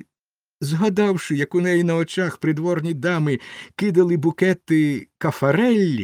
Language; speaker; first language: Ukrainian; native; Ukrainian